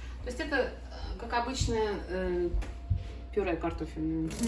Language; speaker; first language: Russian; native; Russian